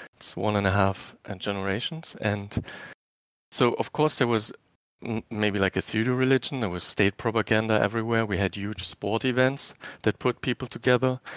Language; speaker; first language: English; non-native, fluent; German